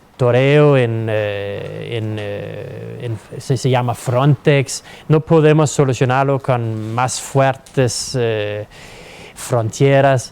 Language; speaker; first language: Spanish; non-native, fluent; Danish